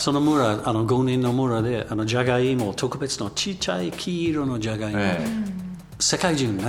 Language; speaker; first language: Japanese; non-native, learner; English